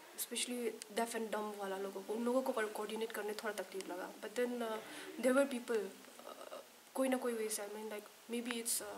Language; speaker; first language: Hindi; non-native, local second language; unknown